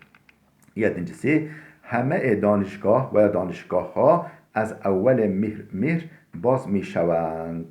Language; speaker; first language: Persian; non-native, fluent; Turkish